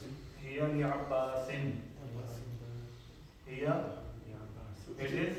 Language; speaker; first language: Arabic; non-native, fluent; Urdu